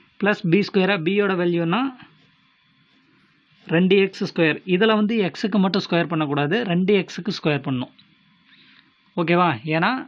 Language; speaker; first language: Tamil; native; Tamil